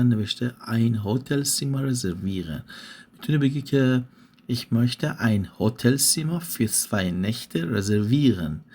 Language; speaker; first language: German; non-native, fluent; Persian